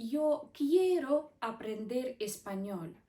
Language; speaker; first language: Spanish; non-native, fluent; Ukrainian